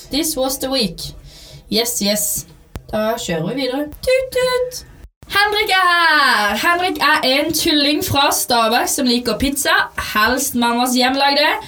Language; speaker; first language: Norwegian; native; Norwegian